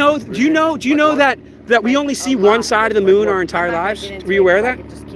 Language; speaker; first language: English; native; English